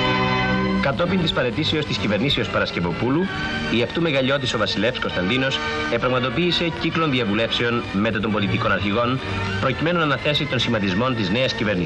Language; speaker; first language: Greek; native; Greek